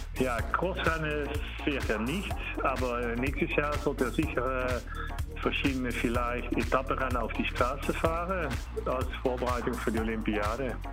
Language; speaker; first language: German; non-native, learner; Dutch